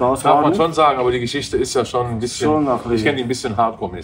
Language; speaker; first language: German; native; German